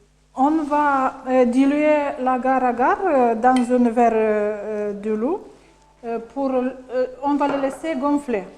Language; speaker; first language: French; non-native, learner; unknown